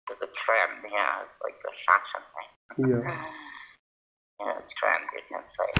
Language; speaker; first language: English; native; English